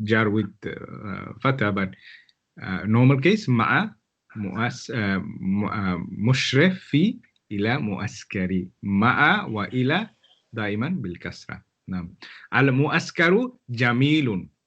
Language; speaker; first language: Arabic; non-native, fluent; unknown